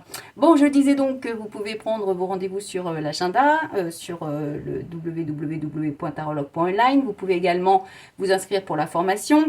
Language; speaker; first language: French; native; French